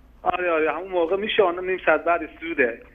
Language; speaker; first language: Persian; native; Persian